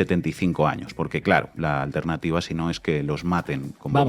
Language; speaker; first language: Spanish; native; Spanish